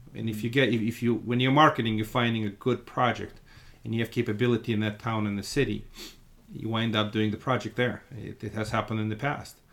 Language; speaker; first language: English; non-native, fluent; Russian